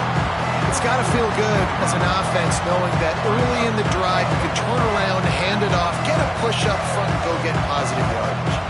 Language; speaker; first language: English; native; English